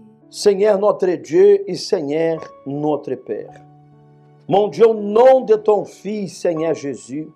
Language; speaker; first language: French; non-native, fluent; Portuguese